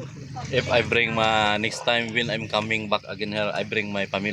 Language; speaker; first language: English; non-native, learner; Filipino